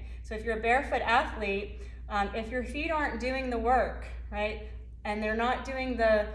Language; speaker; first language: English; native; English